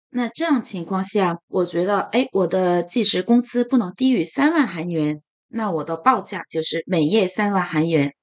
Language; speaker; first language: Chinese; non-native, fluent; Korean